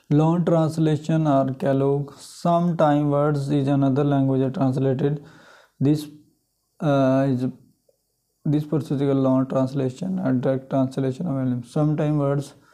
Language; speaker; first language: Urdu; native; Urdu